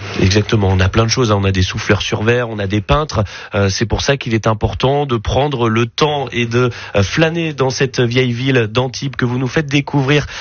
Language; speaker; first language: French; native; French